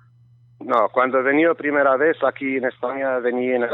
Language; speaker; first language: Spanish; non-native, learner; Romanian